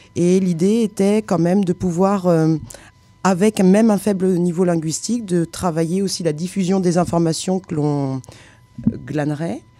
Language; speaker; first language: French; native; French